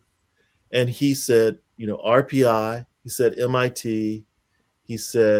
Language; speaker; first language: English; native; English